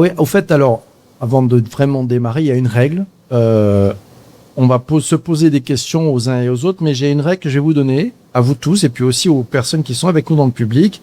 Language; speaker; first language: French; native; French